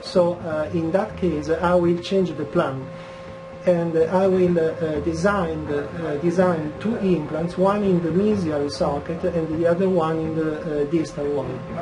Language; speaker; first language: English; non-native, fluent; Italian